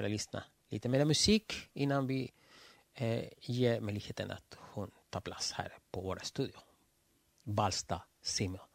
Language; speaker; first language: Swedish; non-native, fluent; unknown